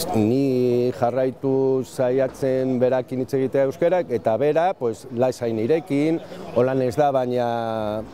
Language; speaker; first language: Basque; non-native, local second language; Spanish